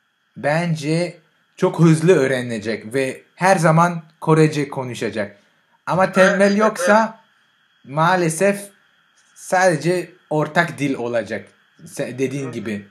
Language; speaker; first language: Turkish; non-native, fluent; French